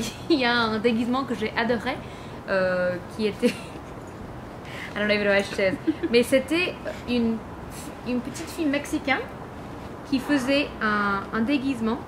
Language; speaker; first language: French; non-native, fluent; English